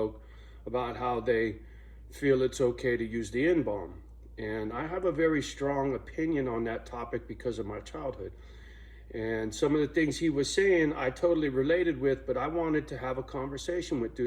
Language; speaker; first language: English; native; English